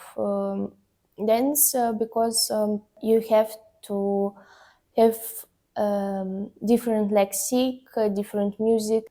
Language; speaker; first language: English; non-native, learner; Ukrainian